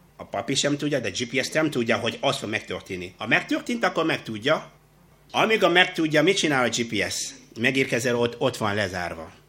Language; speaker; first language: Hungarian; non-native, fluent; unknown